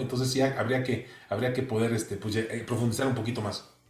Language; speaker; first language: Spanish; native; Spanish